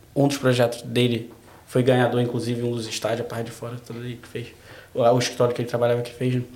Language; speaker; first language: Portuguese; native; Portuguese